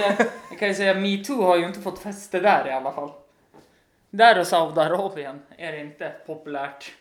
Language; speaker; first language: Swedish; native; Swedish